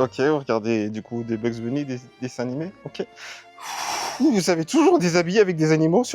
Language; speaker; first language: French; native; French